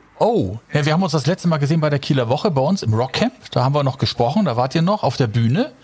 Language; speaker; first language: German; native; German